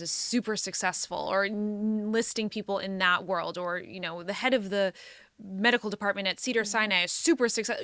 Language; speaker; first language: English; native; English